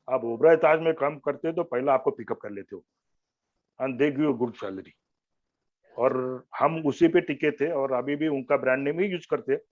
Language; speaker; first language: Hindi; non-native, local second language; Marathi